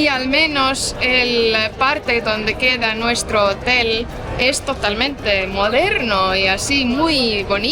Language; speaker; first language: Spanish; non-native, fluent; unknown